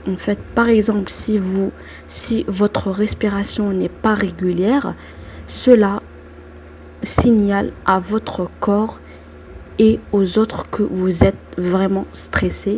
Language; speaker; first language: French; non-native, local second language; Arabic